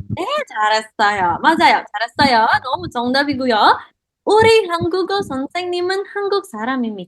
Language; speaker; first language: Korean; non-native, fluent; Indonesian